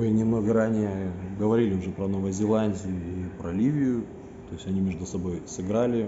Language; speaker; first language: Russian; native; Russian